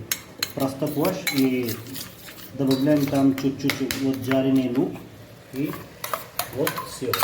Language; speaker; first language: Russian; non-native, learner; Hindi